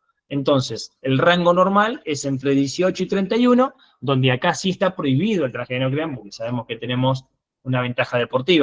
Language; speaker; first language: Spanish; native; Spanish